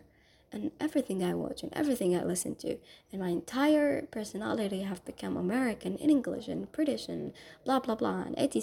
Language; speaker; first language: English; non-native, fluent; Somali